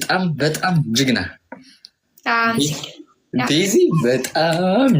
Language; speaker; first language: Amharic; non-native, learner; Tigrinya